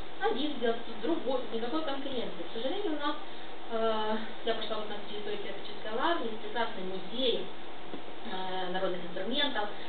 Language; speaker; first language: Russian; non-native, local second language; Ukrainian